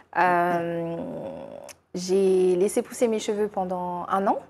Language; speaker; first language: French; native; French